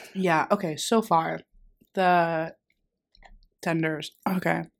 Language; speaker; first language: English; non-native, fluent; Greek